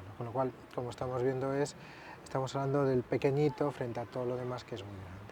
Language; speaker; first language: Spanish; native; Spanish